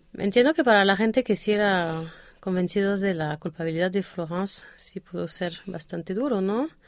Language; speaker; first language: Spanish; non-native, fluent; French